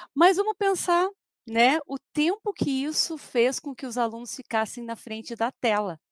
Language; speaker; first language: Portuguese; native; Portuguese